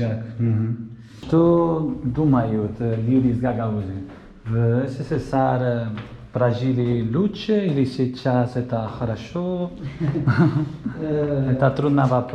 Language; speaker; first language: Russian; non-native, learner; Spanish